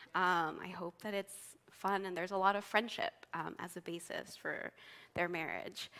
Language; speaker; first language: English; native; English